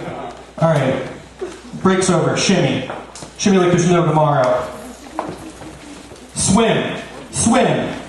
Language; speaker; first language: English; native; English